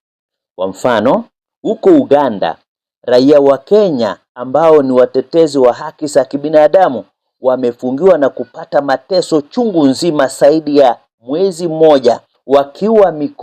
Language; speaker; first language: Swahili; native; Swahili